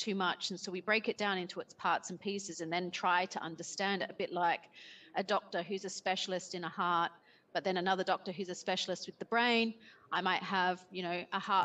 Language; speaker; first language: English; native; English